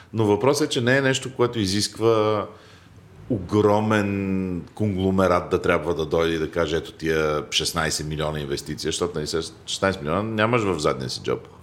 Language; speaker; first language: Bulgarian; native; Bulgarian